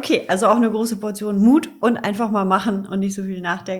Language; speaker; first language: German; native; German